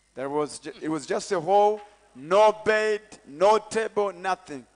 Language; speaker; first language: English; non-native, fluent; Kinyarwanda